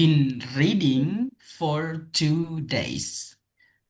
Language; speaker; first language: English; non-native, fluent; Indonesian